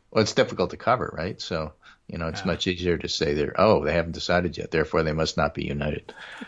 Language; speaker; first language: English; native; English